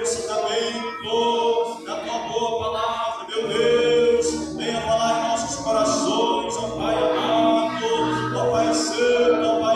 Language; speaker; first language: Portuguese; native; Portuguese